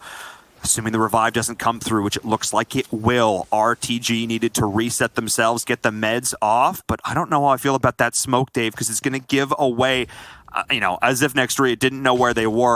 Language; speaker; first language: English; native; English